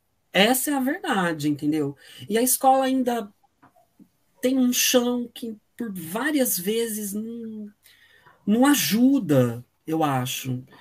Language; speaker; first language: Portuguese; native; Portuguese